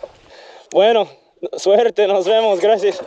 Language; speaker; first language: Spanish; non-native, learner; English